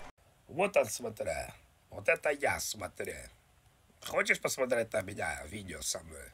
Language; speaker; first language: Russian; native; Russian